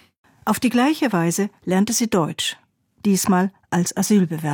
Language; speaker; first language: German; native; German